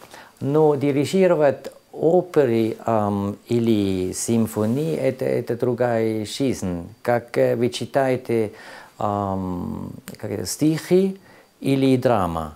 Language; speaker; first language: Russian; non-native, learner; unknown